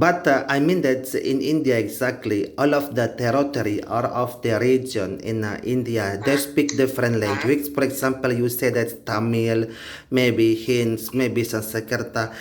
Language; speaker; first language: English; non-native, learner; Indonesian